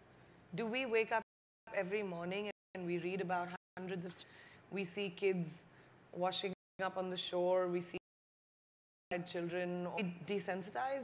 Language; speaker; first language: English; non-native, local second language; Hindi